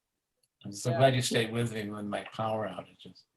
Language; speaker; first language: English; native; English